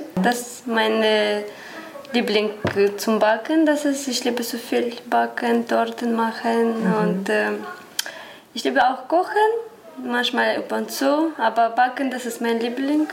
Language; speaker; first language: German; non-native, learner; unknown